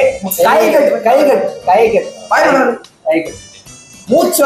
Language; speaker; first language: Tamil; native; Tamil